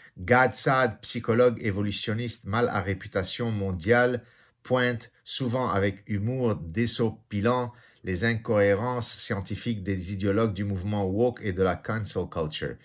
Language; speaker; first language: French; non-native, local second language; Arabic